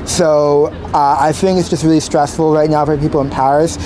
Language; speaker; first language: English; native; English